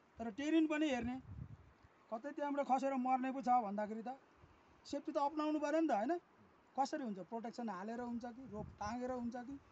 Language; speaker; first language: Nepali; non-native, local second language; Sherpa